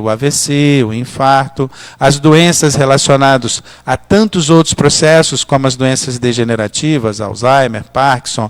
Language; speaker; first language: Portuguese; native; Portuguese